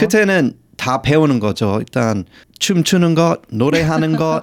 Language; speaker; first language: Korean; non-native, fluent; English